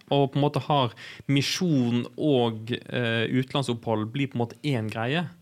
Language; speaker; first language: Norwegian; native; Norwegian